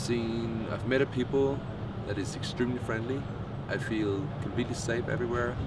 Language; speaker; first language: English; non-native, fluent; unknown